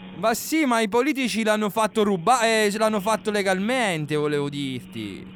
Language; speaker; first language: Italian; native; Italian